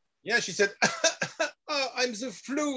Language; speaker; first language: English; non-native, learner; French